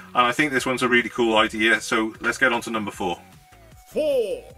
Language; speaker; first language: English; native; English